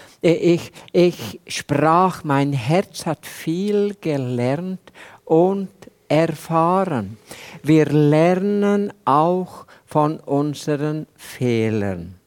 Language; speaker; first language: German; non-native, fluent; Welsh